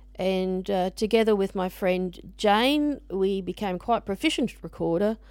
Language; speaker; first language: English; native; English